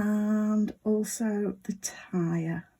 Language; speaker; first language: English; native; English